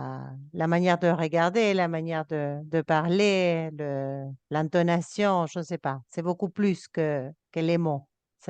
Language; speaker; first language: French; non-native, fluent; Spanish